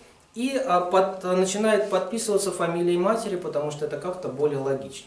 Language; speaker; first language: Russian; native; Russian